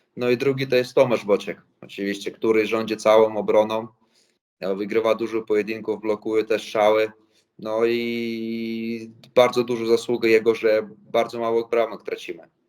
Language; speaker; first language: Polish; non-native, fluent; Latvian